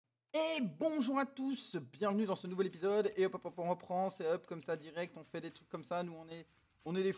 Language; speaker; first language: French; native; French